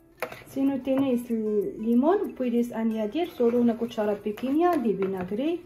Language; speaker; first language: Spanish; non-native, fluent; Arabic